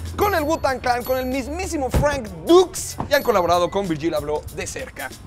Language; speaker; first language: Spanish; native; Spanish